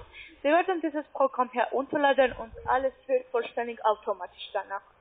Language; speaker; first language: German; non-native, learner; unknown